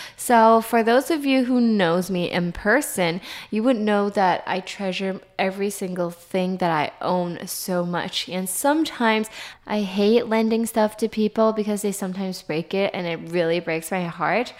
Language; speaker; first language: English; non-native, fluent; Chinese